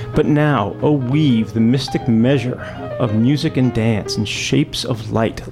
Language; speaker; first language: English; native; English